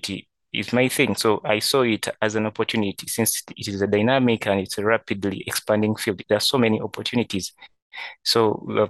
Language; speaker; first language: English; non-native, local second language; Ganda